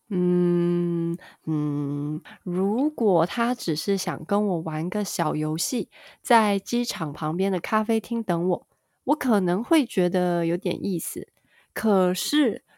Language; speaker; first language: Chinese; native; Chinese